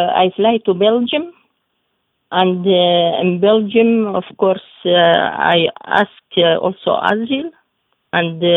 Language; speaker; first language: English; non-native, learner; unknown